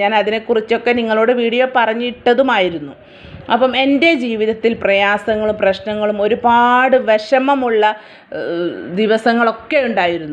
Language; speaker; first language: Malayalam; native; Malayalam